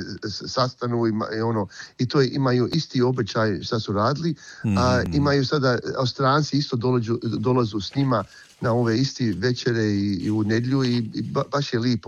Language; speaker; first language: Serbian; early bilingual, heritage; Croatian